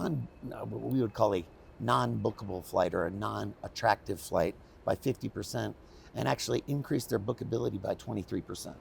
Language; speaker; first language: English; native; English